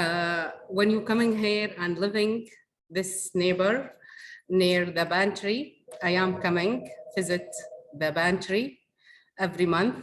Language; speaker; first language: English; non-native, learner; Arabic